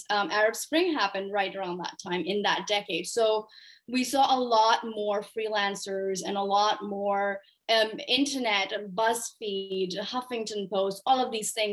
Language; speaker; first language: English; non-native, local second language; Urdu